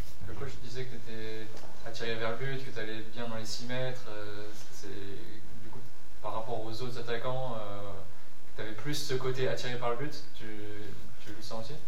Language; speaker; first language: French; native; French